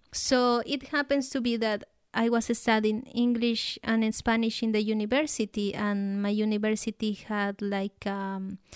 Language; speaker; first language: English; non-native, fluent; Spanish